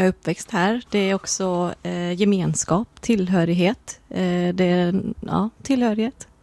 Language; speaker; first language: Swedish; early bilingual, other home language; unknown